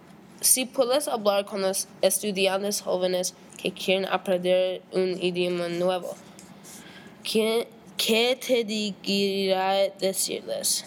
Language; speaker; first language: Spanish; non-native, learner; English